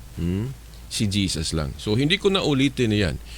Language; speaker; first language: Filipino; non-native, fluent; Cebuano